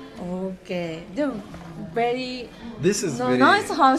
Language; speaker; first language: English; non-native, learner; Japanese